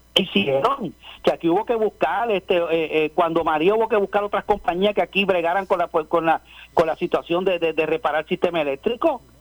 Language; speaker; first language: Spanish; native; Spanish